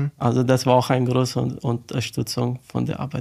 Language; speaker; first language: German; non-native, learner; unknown